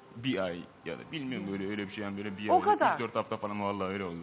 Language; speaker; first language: Turkish; non-native, fluent; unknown